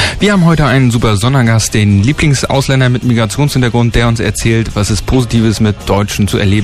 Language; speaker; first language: German; native; German